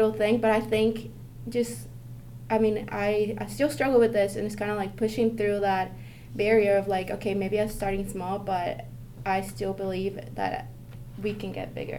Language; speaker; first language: English; non-native, fluent; Spanish